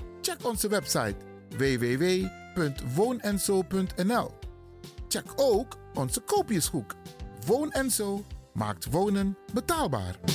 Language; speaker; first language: Dutch; native; Dutch